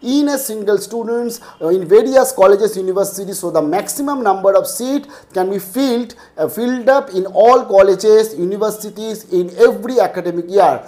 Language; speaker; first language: English; non-native, local second language; Bangla